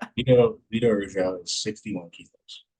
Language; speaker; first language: English; native; English